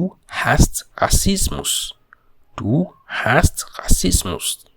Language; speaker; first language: German; non-native, fluent; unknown